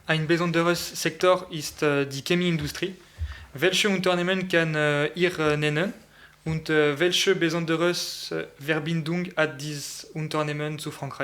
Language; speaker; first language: German; non-native, learner; French